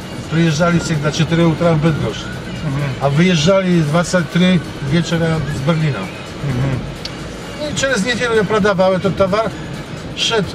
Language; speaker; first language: Russian; non-native, learner; Polish